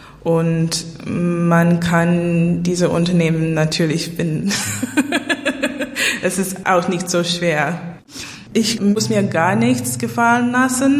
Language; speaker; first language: German; non-native, learner; English